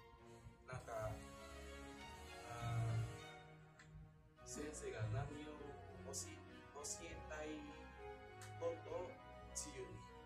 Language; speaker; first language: Japanese; non-native, learner; Indonesian